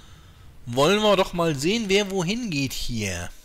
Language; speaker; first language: German; native; German